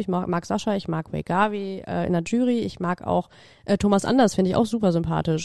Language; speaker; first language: German; native; German